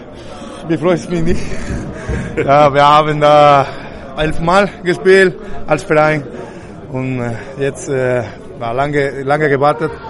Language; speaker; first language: German; non-native, learner; Spanish